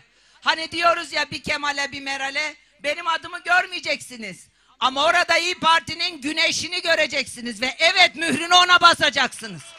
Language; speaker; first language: Turkish; native; Turkish